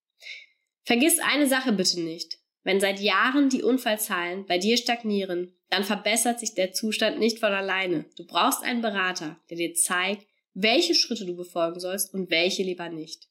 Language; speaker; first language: German; native; German